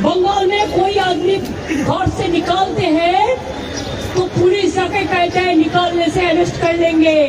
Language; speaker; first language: Hindi; non-native, local second language; Bangla